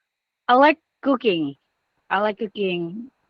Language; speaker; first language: English; non-native, learner; Indonesian